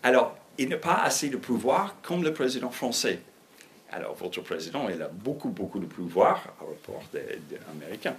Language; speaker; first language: French; non-native, fluent; English